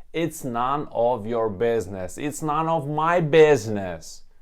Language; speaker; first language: English; non-native, fluent; Ukrainian